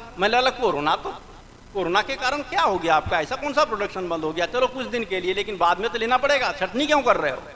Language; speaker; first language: Hindi; native; Hindi